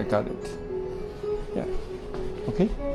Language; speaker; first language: English; non-native, learner; Chinese